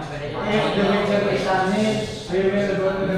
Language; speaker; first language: English; non-native, learner; Indonesian